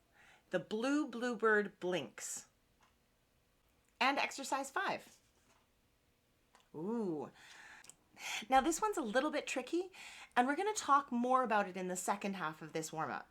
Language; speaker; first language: English; native; English